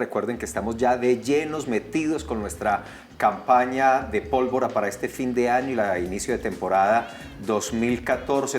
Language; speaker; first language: Spanish; native; Spanish